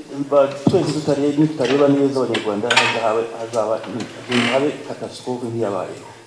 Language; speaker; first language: Kinyarwanda; native; Kinyarwanda